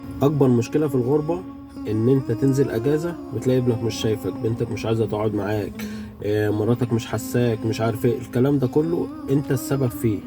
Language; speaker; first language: Arabic; native; Arabic